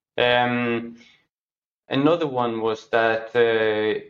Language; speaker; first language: English; non-native, fluent; Norwegian